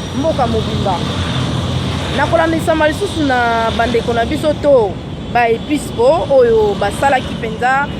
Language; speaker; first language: Lingala; native; Lingala